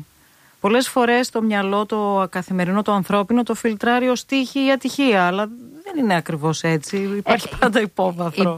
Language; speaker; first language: Greek; native; Greek